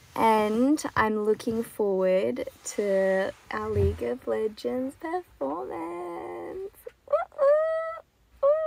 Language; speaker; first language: English; early bilingual, other home language; Korean